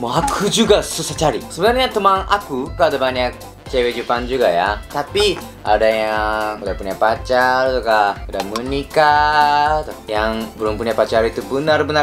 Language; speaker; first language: Indonesian; non-native, learner; Japanese